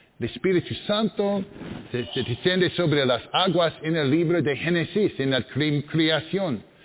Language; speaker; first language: Spanish; non-native, learner; English